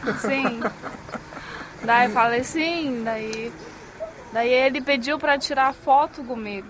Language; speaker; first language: Portuguese; non-native, fluent; Chinese